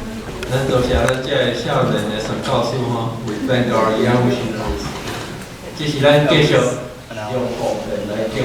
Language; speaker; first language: Chinese; native; Chinese